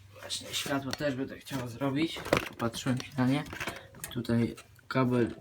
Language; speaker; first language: Polish; native; Polish